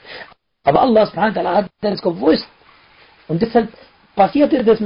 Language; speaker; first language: German; non-native, fluent; Arabic